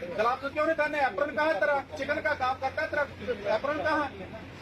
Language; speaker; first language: Hindi; non-native, local second language; Punjabi